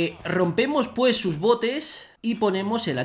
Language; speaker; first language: Spanish; native; Spanish